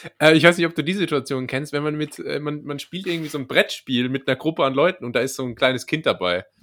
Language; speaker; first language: German; native; German